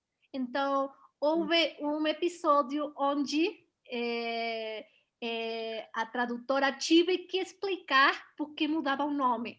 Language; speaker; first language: Portuguese; non-native, learner; Spanish